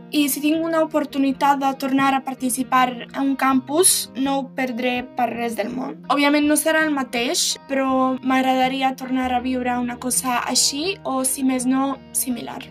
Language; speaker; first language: Catalan; non-native, fluent; Serbian